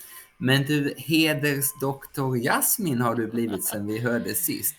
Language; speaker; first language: Swedish; native; Swedish